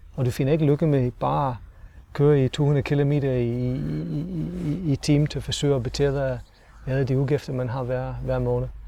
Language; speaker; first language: Danish; non-native, fluent; English